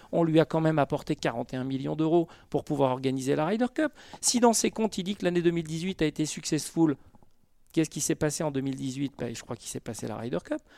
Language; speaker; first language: French; native; French